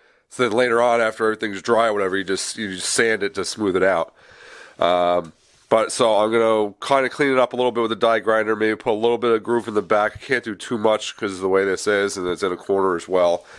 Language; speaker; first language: English; native; English